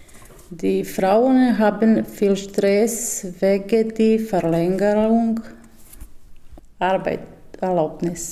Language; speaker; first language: German; non-native, learner; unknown